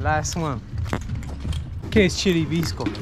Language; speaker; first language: Spanish; non-native, learner; English